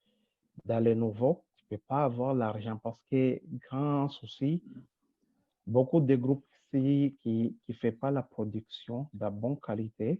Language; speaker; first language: French; non-native, local second language; Rundi